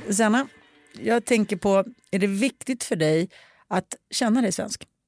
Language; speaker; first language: Swedish; early bilingual, other home language; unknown